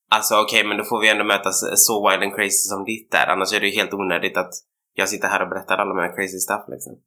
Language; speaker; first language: Swedish; native; Swedish